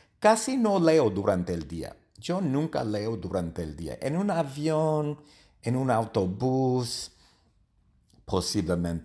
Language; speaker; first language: Spanish; non-native, learner; English